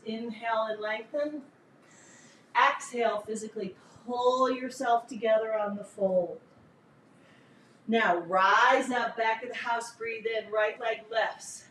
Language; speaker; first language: English; native; English